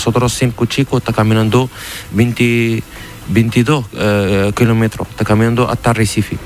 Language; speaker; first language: Spanish; non-native, learner; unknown